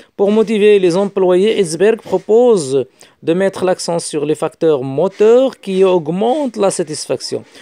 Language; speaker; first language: French; non-native, local second language; Arabic